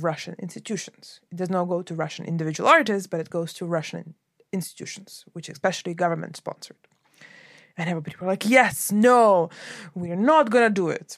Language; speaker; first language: English; non-native, fluent; Ukrainian